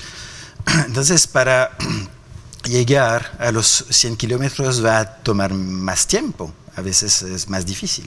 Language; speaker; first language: Spanish; non-native, fluent; French